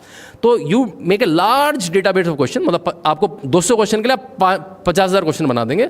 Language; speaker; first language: Hindi; native; Hindi